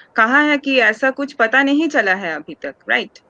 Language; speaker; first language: Hindi; non-native, local second language; Bangla